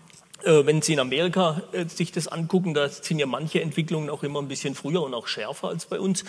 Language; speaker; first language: German; native; German